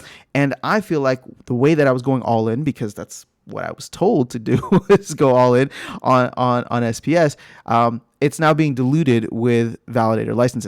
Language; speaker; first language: English; native; English